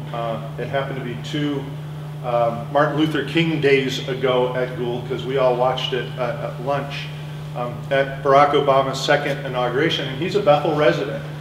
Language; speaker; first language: English; native; English